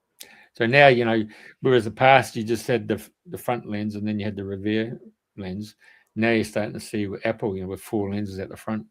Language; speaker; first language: English; native; English